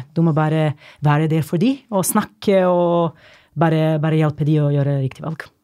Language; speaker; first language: Norwegian; non-native, fluent; Serbian